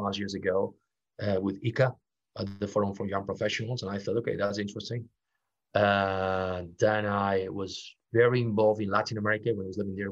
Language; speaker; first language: English; non-native, fluent; Spanish